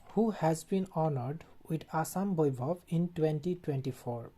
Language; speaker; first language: English; non-native, local second language; Assamese